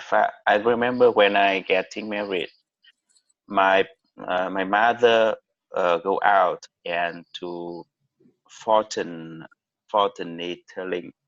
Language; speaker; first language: English; non-native, learner; Vietnamese